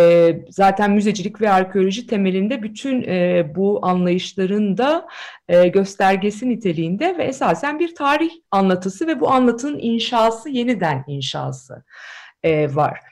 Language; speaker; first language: Turkish; native; Turkish